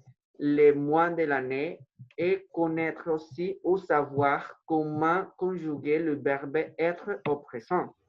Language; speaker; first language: French; non-native, fluent; Spanish